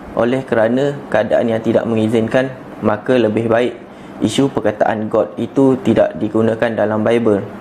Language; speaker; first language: Malay; native; Malay